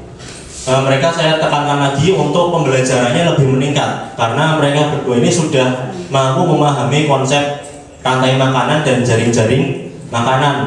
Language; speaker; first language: Indonesian; native; Indonesian